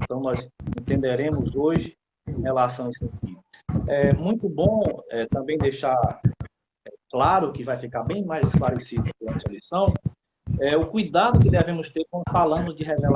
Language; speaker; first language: Portuguese; native; Portuguese